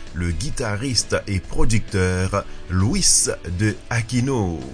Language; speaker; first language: French; native; French